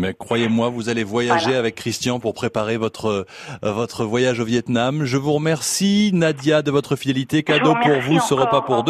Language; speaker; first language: French; native; French